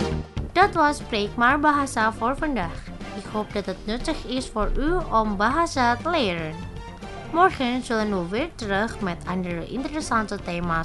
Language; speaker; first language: Dutch; non-native, fluent; Indonesian